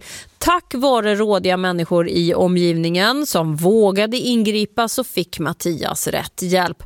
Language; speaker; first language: Swedish; native; Swedish